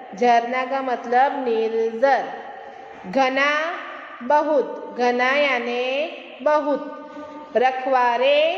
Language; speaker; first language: Hindi; non-native, local second language; Gujarati